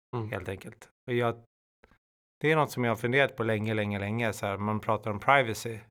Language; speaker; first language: Swedish; native; Swedish